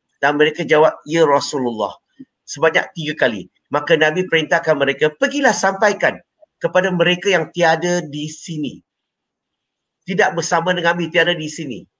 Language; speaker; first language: Malay; non-native, local second language; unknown